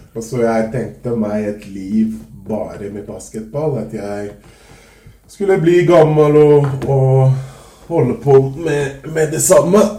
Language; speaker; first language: Norwegian; non-native, fluent; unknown